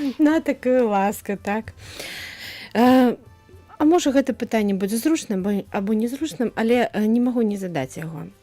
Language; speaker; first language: Belarusian; native; Belarusian